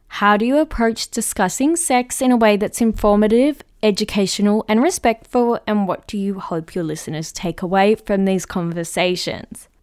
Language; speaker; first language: English; native; English